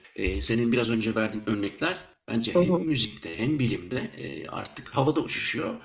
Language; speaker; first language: Turkish; early bilingual, heritage; Turkish